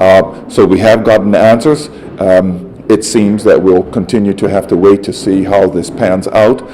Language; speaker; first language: English; native; English